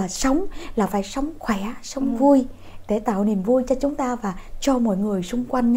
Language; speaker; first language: Vietnamese; native; Vietnamese